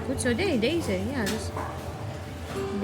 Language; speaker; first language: Dutch; non-native, learner; Cebuano